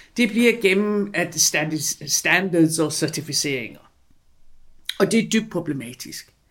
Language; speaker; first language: Danish; non-native, fluent; English